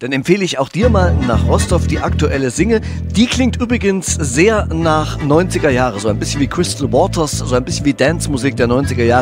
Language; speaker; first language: German; native; German